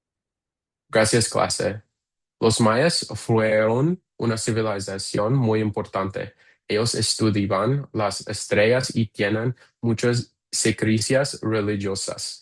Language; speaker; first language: Spanish; non-native, learner; English